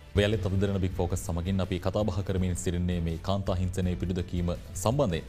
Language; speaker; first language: Sinhala; native; Sinhala